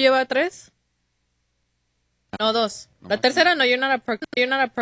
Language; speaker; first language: Spanish; native; Spanish